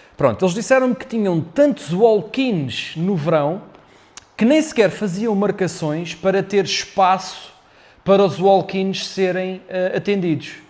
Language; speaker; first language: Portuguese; native; Portuguese